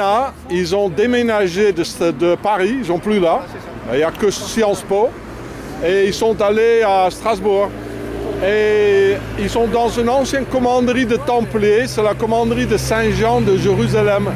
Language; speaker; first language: French; non-native, fluent; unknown